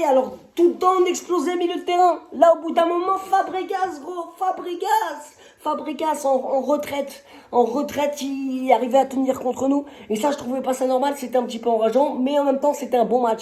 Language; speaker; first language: French; native; French